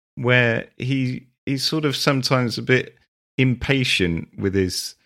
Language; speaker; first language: English; native; English